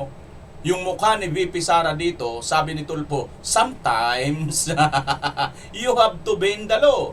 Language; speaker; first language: Filipino; native; Filipino